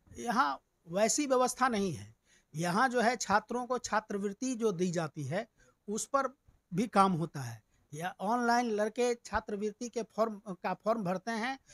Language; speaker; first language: Hindi; native; Hindi